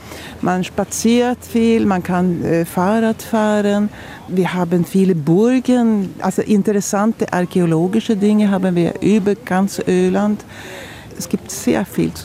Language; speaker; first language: German; non-native, fluent; Swedish